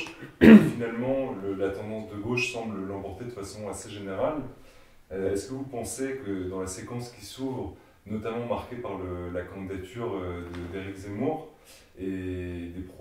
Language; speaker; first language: French; native; French